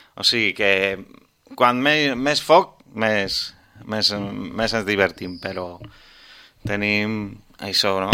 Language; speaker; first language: Catalan; non-native, local second language; Spanish